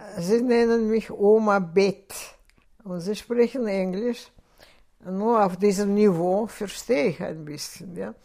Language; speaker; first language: German; non-native, fluent; Russian